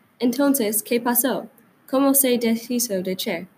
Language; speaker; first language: Spanish; non-native, learner; English